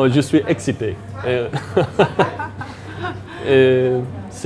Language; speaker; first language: French; non-native, learner; English